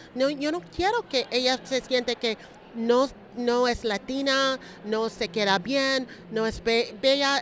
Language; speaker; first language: Spanish; early bilingual, heritage; Spanish